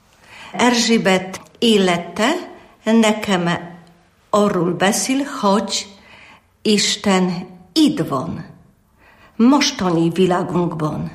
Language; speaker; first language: Hungarian; non-native, learner; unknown